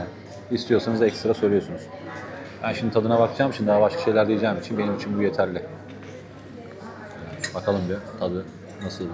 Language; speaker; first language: Turkish; native; Turkish